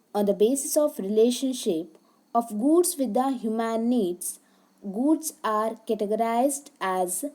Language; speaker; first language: English; non-native, local second language; Kannada